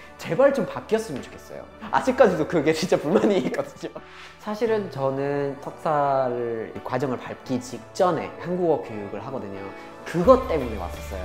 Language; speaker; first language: Korean; non-native, fluent; English